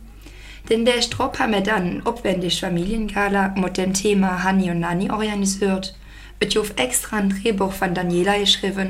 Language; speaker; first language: German; native; German